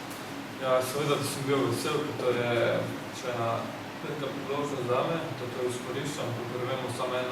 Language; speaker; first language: Slovenian; non-native, local second language; Albanian